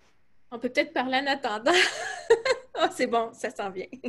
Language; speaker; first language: French; native; French